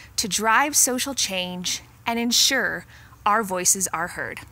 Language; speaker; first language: English; native; English